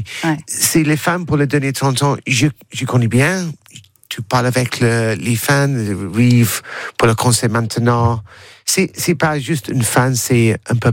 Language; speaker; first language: French; non-native, learner; English